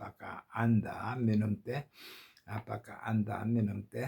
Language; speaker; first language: Indonesian; non-native, learner; Korean